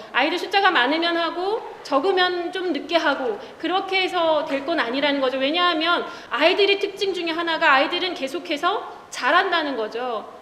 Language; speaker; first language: Korean; native; Korean